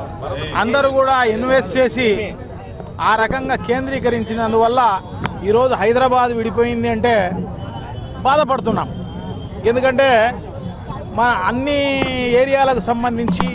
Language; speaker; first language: Telugu; native; Telugu